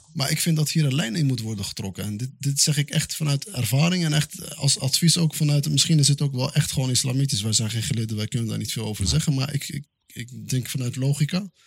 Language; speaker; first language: Dutch; early bilingual, other home language; Arabic